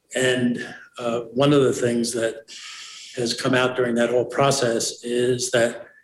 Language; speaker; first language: English; native; English